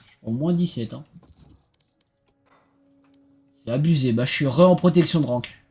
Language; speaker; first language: French; native; French